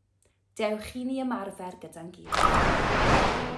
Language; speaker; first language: Welsh; non-native, local second language; English